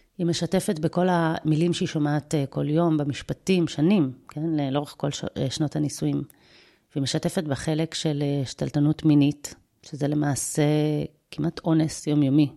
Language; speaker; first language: Hebrew; early bilingual, other home language; Russian